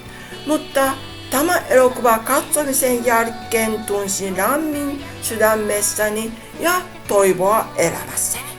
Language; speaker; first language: Finnish; non-native, learner; Japanese